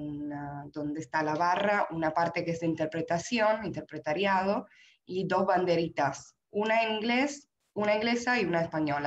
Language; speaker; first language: Spanish; non-native, fluent; Italian